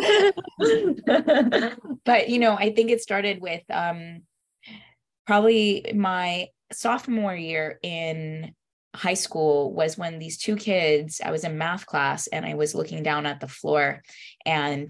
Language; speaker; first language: English; early bilingual, other home language; Spanish